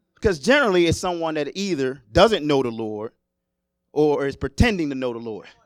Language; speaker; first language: English; native; English